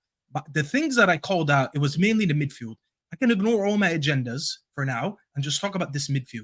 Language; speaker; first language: English; native; English